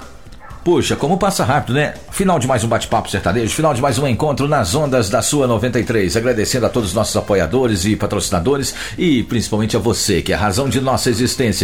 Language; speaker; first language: Portuguese; native; Portuguese